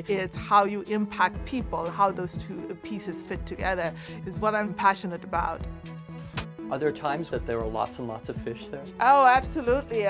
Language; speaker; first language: English; non-native, local second language; Bangla